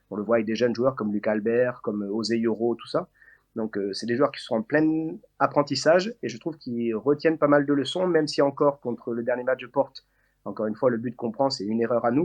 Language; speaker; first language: French; native; French